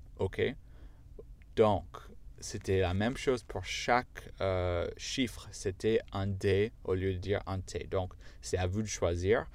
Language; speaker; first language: French; non-native, fluent; English